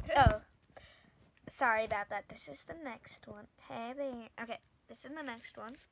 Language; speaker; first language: English; native; English